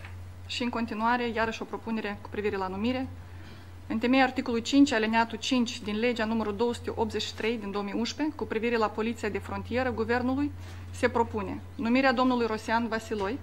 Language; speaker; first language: Romanian; native; Romanian